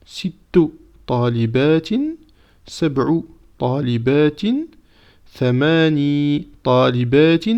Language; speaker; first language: Arabic; non-native, fluent; French